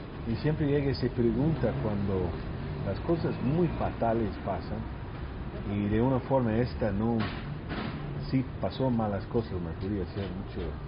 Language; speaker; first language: Spanish; early bilingual, heritage; Spanish